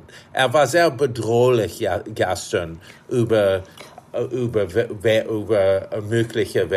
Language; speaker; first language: German; non-native, fluent; English